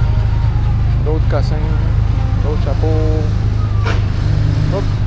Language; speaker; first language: French; native; French